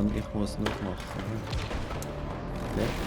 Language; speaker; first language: German; native; German